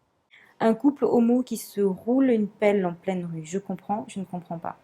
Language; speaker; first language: French; non-native, local second language; Comorian